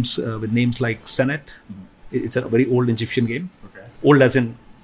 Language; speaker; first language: English; non-native, local second language; Hindi